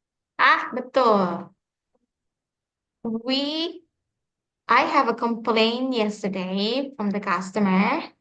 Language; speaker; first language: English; non-native, fluent; Indonesian